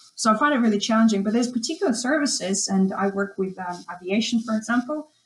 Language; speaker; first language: English; non-native, fluent; Russian